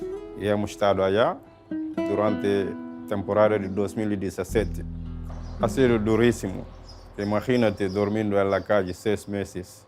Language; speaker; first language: Spanish; non-native, learner; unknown